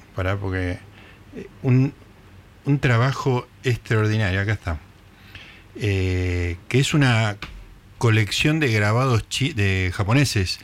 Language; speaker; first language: Spanish; native; Spanish